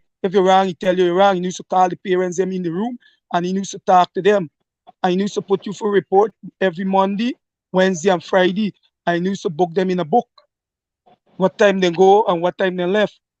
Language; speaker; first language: English; native; English